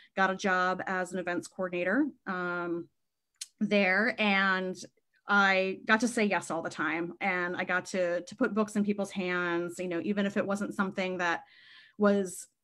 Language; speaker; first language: English; native; English